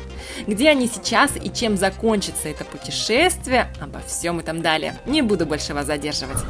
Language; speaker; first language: Russian; native; Russian